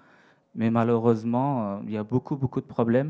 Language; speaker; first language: French; non-native, fluent; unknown